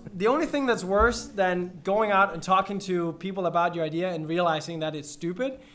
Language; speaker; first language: English; non-native, fluent; Danish